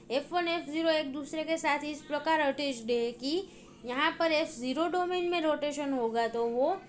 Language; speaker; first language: Hindi; non-native, local second language; Gujarati